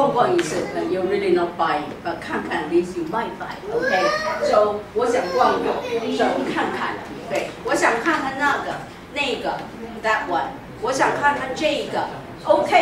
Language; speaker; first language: Chinese; non-native, fluent; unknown